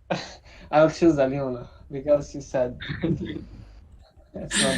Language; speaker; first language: English; non-native, learner; Arabic